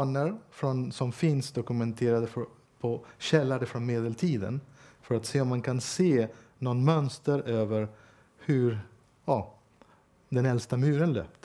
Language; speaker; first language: Swedish; non-native, fluent; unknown